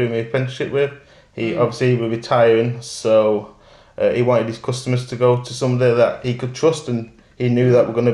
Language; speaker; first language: English; native; English